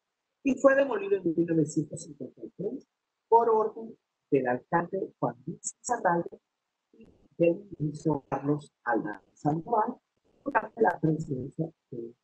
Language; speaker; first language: Spanish; native; Spanish